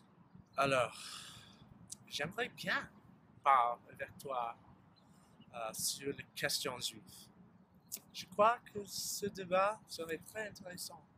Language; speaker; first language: French; non-native, learner; English